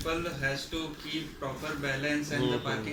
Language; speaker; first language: English; non-native, fluent; Gujarati